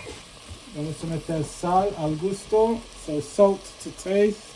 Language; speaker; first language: Spanish; non-native, fluent; Sylheti